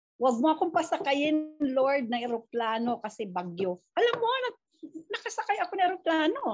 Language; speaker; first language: Filipino; non-native, local second language; Cebuano